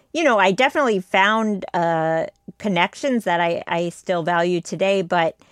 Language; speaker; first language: English; native; English